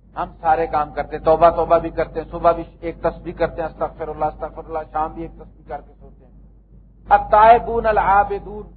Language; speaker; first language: Urdu; native; Urdu